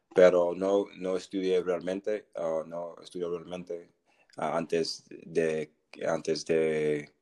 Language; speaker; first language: Spanish; non-native, learner; English